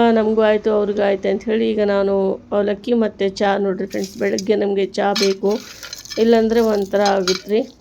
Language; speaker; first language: Kannada; non-native, local second language; Urdu